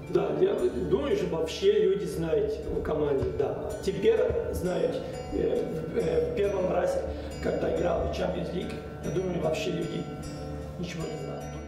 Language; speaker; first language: Russian; non-native, learner; Spanish